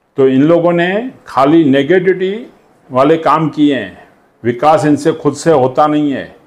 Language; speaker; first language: Hindi; non-native, local second language; Sindhi